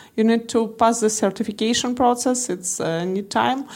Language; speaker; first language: English; non-native, learner; Russian